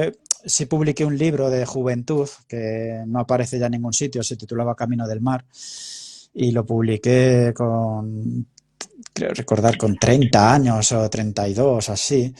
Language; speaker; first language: Spanish; native; Spanish